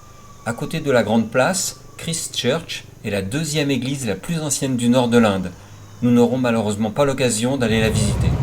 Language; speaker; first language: French; native; French